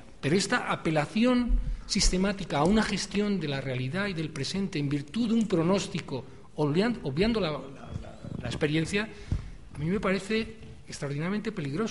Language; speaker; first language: Spanish; native; Spanish